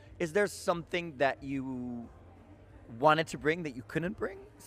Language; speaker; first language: English; non-native, fluent; Dutch